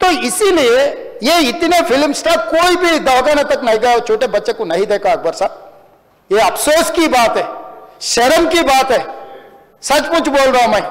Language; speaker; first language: Hindi; non-native, local second language; Telugu